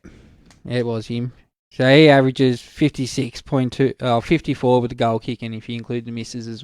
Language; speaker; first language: English; native; English